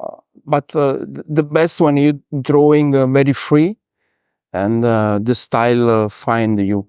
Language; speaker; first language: English; non-native, learner; Italian